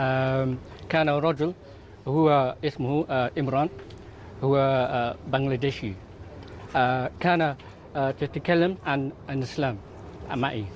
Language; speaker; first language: Arabic; non-native, learner; Filipino